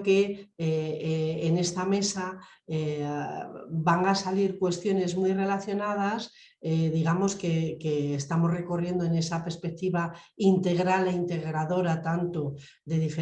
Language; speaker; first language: Spanish; native; Spanish